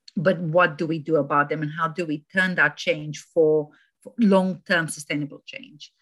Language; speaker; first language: English; non-native, fluent; Romanian